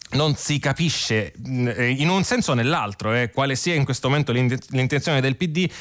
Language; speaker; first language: Italian; native; Italian